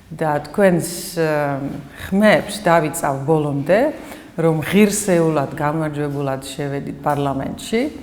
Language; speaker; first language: Georgian; non-native, fluent; Dutch